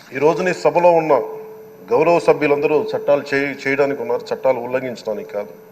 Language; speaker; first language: Telugu; native; Telugu